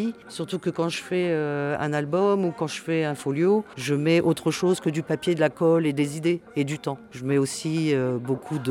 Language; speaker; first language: French; native; French